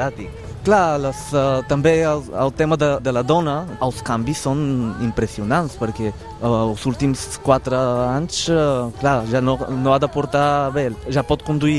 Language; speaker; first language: Catalan; non-native, fluent; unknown